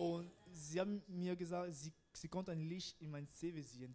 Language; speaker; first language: German; non-native, learner; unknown